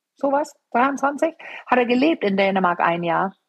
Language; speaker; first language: German; non-native, fluent; Danish